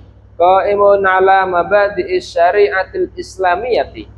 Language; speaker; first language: Arabic; non-native, fluent; Indonesian